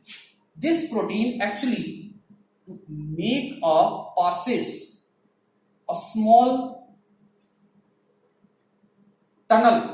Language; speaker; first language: English; non-native, local second language; Hindi